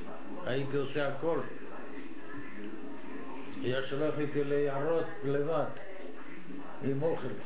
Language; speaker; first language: Hebrew; non-native, fluent; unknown